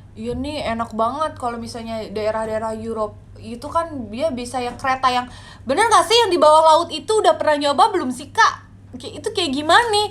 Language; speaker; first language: Indonesian; native; Indonesian